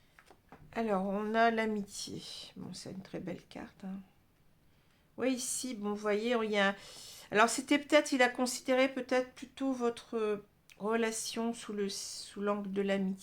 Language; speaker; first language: French; native; French